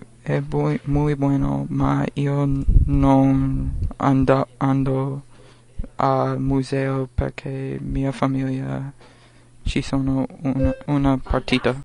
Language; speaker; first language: Italian; non-native, learner; English